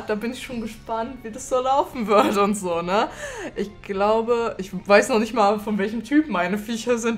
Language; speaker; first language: German; native; German